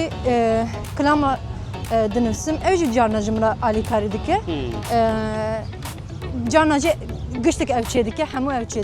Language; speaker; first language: Kurdish; non-native, local second language; Turkish